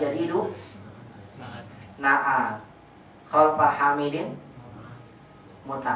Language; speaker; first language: Arabic; non-native, fluent; Indonesian